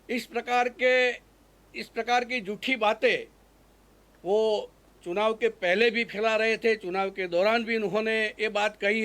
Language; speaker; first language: Hindi; non-native, local second language; Gujarati